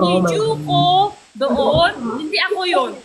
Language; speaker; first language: Filipino; non-native, learner; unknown